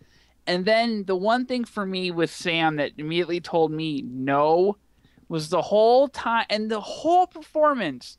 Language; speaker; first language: English; native; English